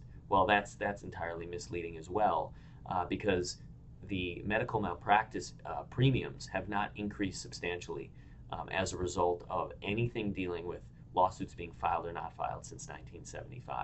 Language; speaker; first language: English; native; English